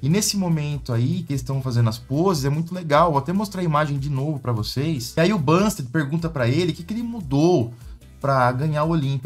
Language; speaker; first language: Portuguese; native; Portuguese